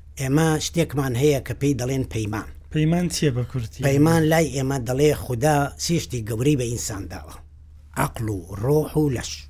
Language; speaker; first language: Central Kurdish; native; Central Kurdish